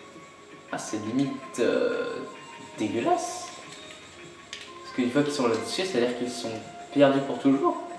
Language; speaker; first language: French; native; French